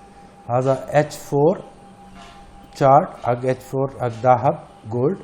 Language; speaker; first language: Arabic; non-native, learner; Urdu